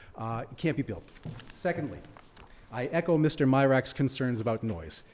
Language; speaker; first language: English; native; English